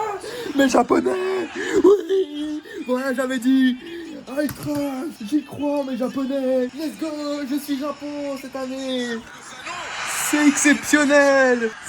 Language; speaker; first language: French; native; French